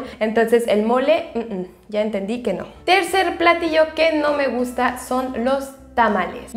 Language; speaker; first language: Spanish; non-native, fluent; French